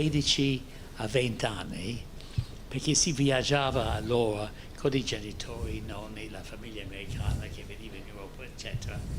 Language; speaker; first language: Italian; non-native, fluent; English